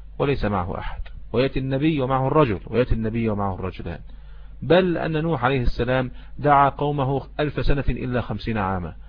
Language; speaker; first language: Arabic; native; Arabic